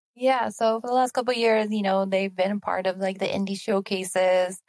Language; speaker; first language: English; native; English